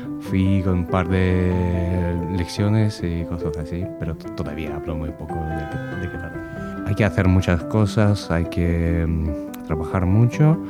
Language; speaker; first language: Spanish; non-native, learner; Russian